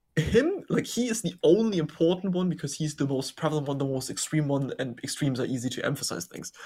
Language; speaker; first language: English; non-native, fluent; German